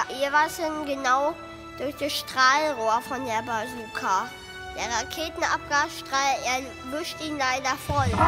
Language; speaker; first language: German; native; German